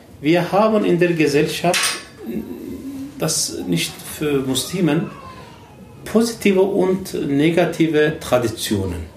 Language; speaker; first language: German; non-native, learner; Turkish